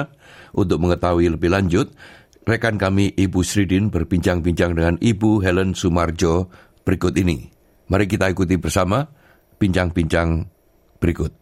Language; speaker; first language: Indonesian; native; Indonesian